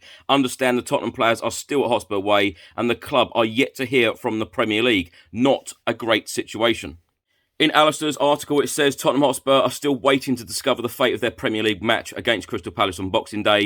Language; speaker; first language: English; native; English